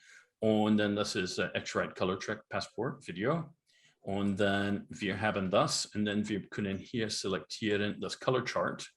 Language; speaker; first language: German; non-native, learner; English